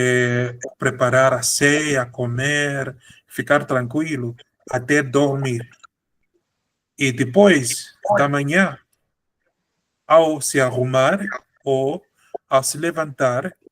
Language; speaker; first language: Portuguese; non-native, fluent; Spanish